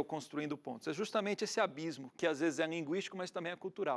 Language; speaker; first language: Portuguese; native; Portuguese